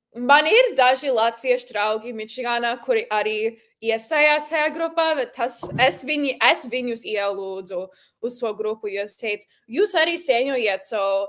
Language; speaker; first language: Latvian; early bilingual, heritage; Latvian